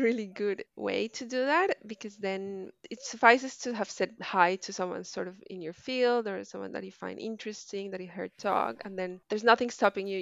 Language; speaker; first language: English; non-native, fluent; Spanish